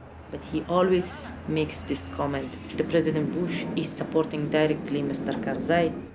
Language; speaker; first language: English; non-native, fluent; Persian